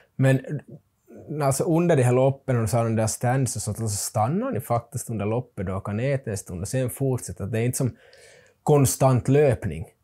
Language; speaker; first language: Swedish; native; Swedish